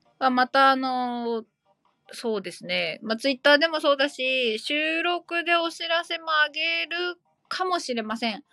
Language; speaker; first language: Japanese; native; Japanese